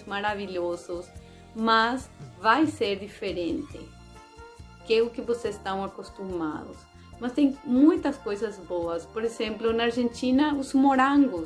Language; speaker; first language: Portuguese; non-native, fluent; Spanish